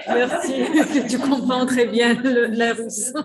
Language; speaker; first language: French; non-native, fluent; Russian